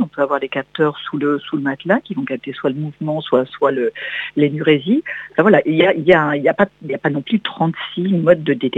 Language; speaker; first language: French; native; French